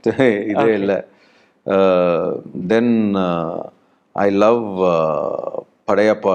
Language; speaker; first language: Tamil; non-native, learner; Telugu